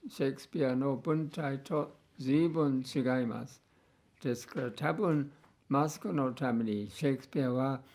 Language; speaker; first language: Japanese; non-native, fluent; English